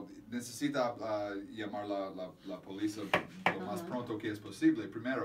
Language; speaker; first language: Spanish; non-native, fluent; English